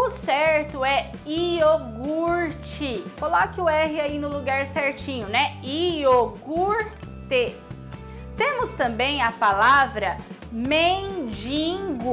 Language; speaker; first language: Portuguese; native; Portuguese